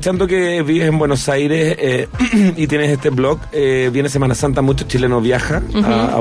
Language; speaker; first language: Spanish; native; Spanish